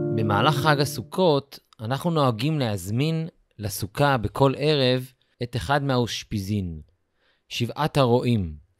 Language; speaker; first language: Hebrew; native; Hebrew